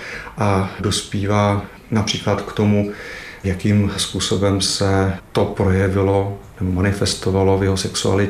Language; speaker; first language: Czech; native; Czech